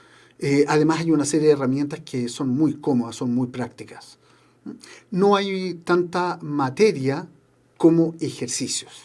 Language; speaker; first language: Spanish; native; Spanish